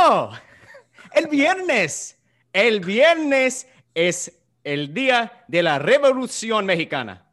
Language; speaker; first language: Spanish; non-native, learner; English